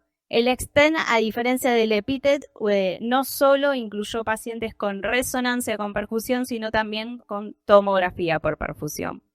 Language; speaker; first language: Spanish; native; Spanish